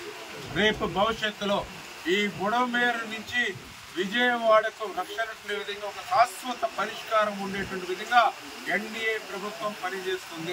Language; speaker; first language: Telugu; native; Telugu